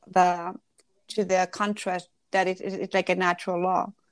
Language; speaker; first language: English; non-native, fluent; Spanish